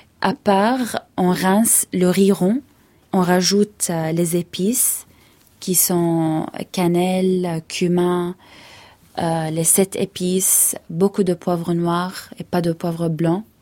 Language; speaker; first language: French; non-native, fluent; Arabic